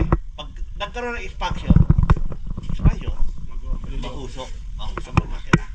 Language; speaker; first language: Filipino; native; Filipino